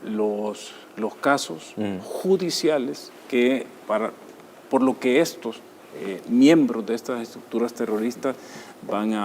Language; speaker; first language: Spanish; native; Spanish